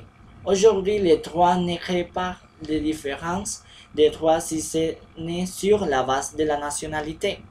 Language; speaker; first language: French; non-native, learner; Spanish